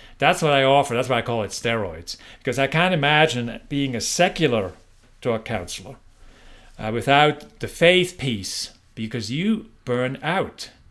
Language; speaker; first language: English; non-native, fluent; German